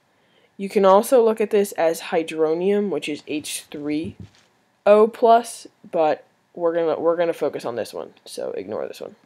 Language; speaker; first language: English; native; English